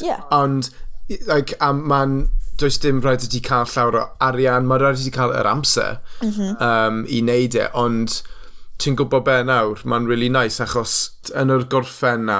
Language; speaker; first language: Welsh; non-native, local second language; English